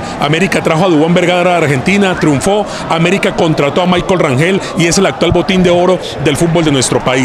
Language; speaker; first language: Spanish; native; Spanish